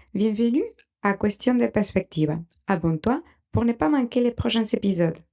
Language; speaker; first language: French; non-native, fluent; Spanish